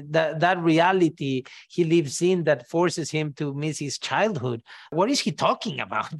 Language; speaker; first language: English; non-native, fluent; Spanish